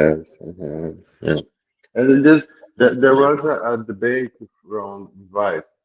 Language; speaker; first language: English; non-native, learner; Portuguese